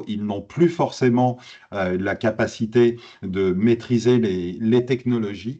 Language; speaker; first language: French; native; French